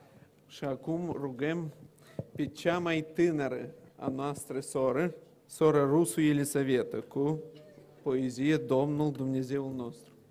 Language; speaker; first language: Romanian; non-native, local second language; Russian